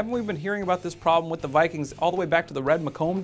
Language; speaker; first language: English; native; English